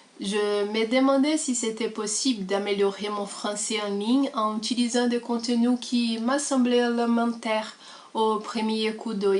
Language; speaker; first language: French; non-native, learner; Portuguese